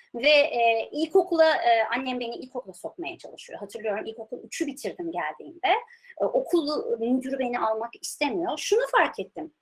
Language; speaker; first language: Turkish; early bilingual, heritage; Turkish